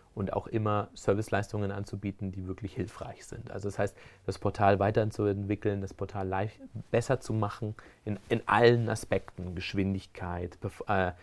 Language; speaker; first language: German; early bilingual, other home language; Spanish